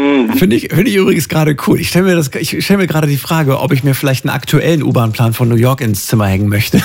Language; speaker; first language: German; native; German